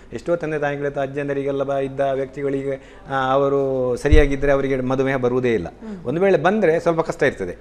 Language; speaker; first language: Kannada; non-native, local second language; Tulu